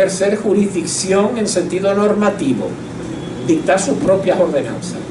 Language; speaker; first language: Spanish; native; Spanish